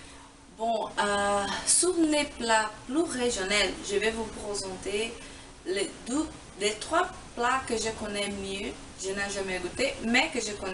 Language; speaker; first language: French; non-native, fluent; Portuguese